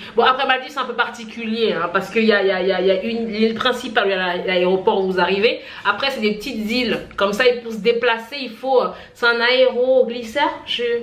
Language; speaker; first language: French; non-native, local second language; Haitian Creole